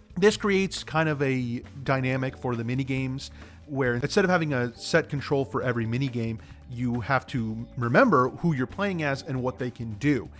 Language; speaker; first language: English; native; English